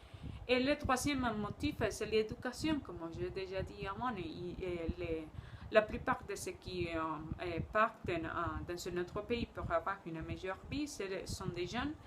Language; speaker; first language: French; non-native, learner; Spanish